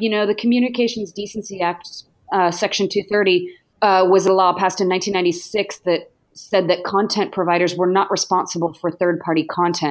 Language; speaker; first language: English; native; English